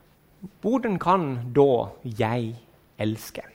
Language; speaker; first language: Norwegian; non-native, learner; Swedish